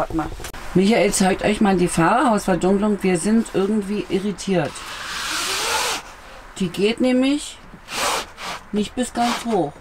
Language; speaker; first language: German; native; German